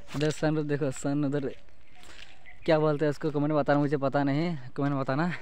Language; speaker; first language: Hindi; non-native, local second language; Bangla